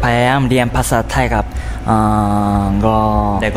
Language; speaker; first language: Thai; non-native, learner; Japanese